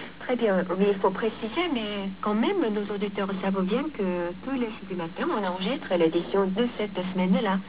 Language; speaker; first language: French; non-native, fluent; Korean